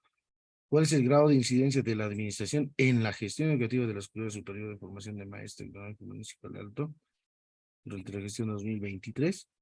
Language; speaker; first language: Spanish; native; Spanish